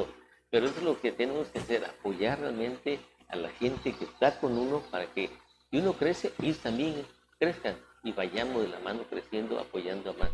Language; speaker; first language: Spanish; native; Spanish